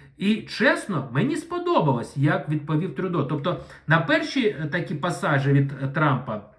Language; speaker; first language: Ukrainian; non-native, local second language; Russian